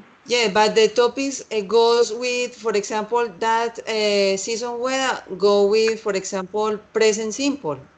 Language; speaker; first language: English; non-native, learner; Spanish